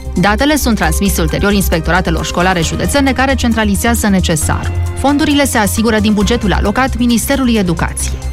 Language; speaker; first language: Romanian; native; Romanian